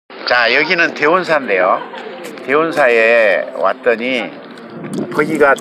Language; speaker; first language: Korean; native; Korean